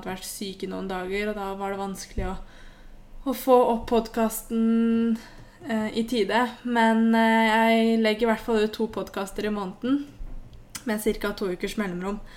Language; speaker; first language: Norwegian; native; Norwegian